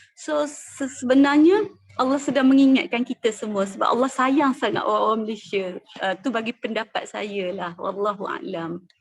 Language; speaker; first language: Malay; native; Malay